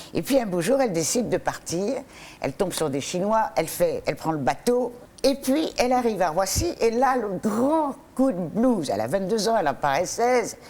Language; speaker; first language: French; native; French